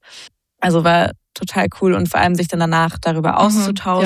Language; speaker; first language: German; native; German